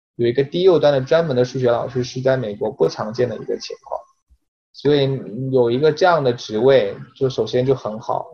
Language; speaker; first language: Chinese; native; Chinese